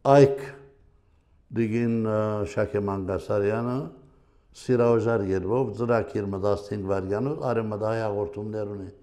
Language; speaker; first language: Armenian; early bilingual, heritage; Armenian